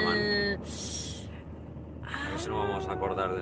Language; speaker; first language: Spanish; native; Spanish